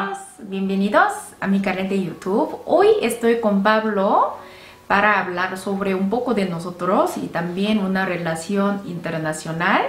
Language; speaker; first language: Spanish; non-native, fluent; Korean